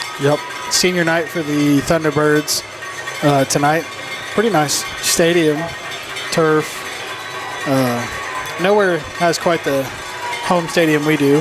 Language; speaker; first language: English; native; English